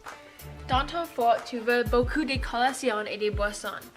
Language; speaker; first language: French; non-native, learner; English